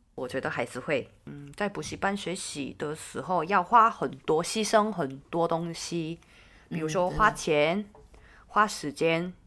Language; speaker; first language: Chinese; non-native, fluent; Korean